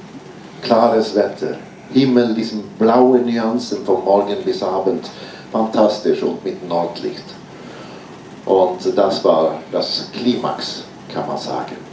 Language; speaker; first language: German; non-native, fluent; Norwegian